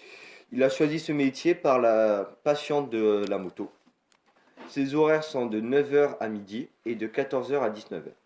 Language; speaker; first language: French; native; French